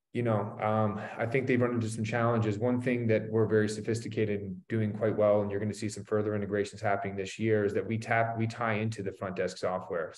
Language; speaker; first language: English; native; English